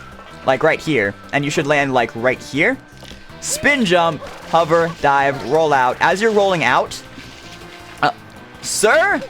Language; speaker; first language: English; native; English